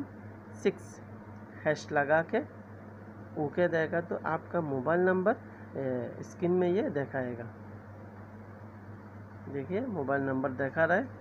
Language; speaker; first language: Hindi; non-native, learner; Bangla